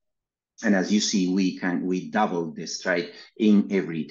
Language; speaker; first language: English; non-native, fluent; Spanish